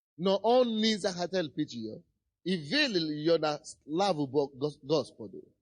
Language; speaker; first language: Russian; non-native, fluent; Yoruba